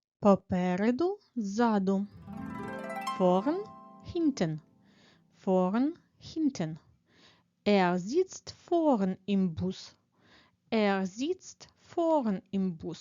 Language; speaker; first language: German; non-native, fluent; Ukrainian